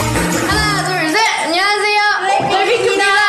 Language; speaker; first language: Korean; non-native, fluent; Thai